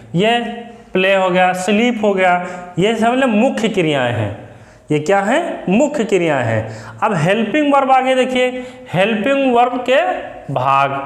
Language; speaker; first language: Hindi; native; Hindi